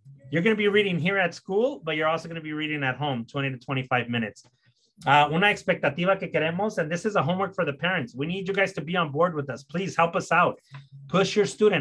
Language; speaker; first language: English; early bilingual, other home language; Spanish